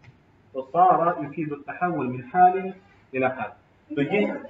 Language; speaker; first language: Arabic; non-native, fluent; Urdu